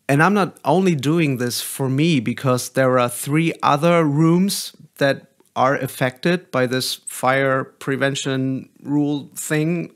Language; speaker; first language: English; non-native, fluent; German